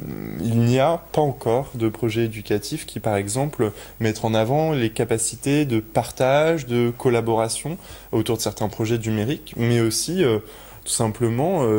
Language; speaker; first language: French; native; French